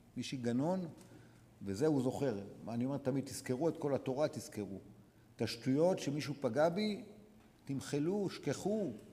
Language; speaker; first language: Hebrew; native; Hebrew